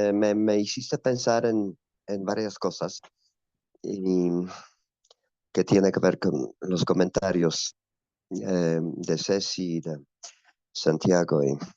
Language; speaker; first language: Spanish; non-native, fluent; Polish